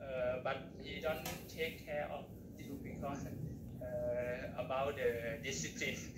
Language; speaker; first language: English; non-native, learner; Thai